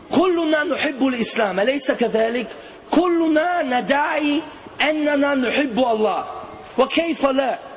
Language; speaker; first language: Arabic; non-native, fluent; German